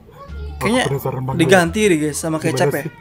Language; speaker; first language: Indonesian; native; Indonesian